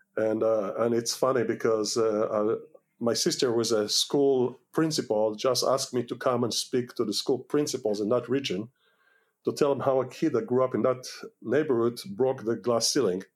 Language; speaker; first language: English; non-native, fluent; Hebrew